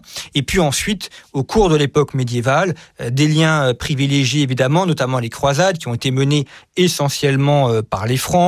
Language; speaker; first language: French; native; French